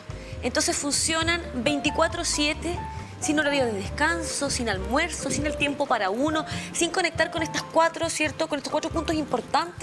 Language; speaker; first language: Spanish; native; Spanish